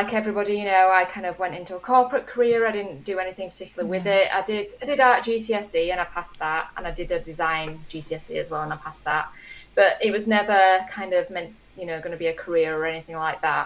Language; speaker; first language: English; native; English